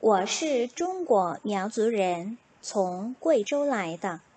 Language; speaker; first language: Chinese; non-native, fluent; Korean